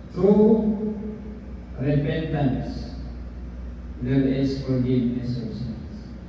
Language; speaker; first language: English; non-native, local second language; Filipino